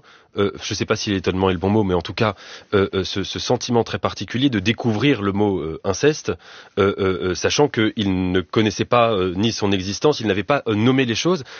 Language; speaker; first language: French; native; French